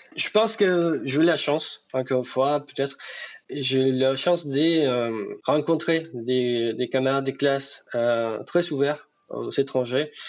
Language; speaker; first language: French; non-native, fluent; Spanish